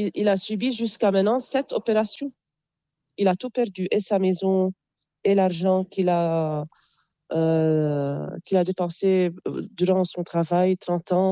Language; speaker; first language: French; non-native, local second language; Arabic